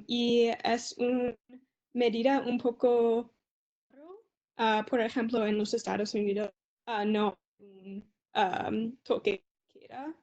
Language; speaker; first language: Spanish; non-native, learner; English